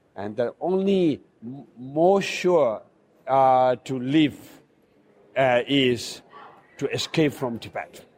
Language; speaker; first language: English; non-native, fluent; Chinese